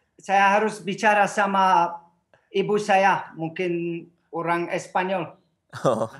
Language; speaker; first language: Indonesian; non-native, fluent; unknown